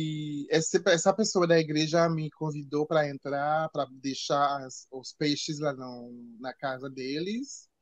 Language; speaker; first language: Portuguese; non-native, fluent; French